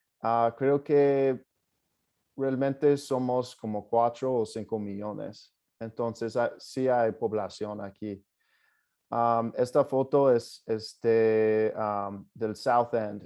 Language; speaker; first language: Spanish; non-native, fluent; English